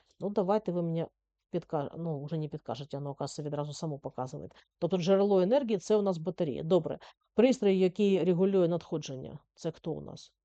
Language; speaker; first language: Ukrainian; native; Ukrainian